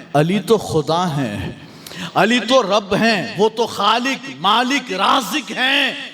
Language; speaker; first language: Urdu; native; Urdu